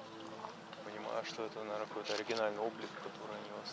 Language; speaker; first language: Russian; native; Russian